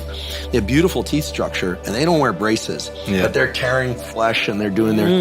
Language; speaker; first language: English; native; English